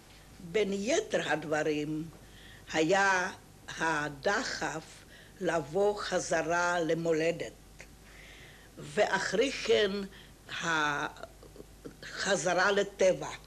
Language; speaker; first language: Hebrew; non-native, fluent; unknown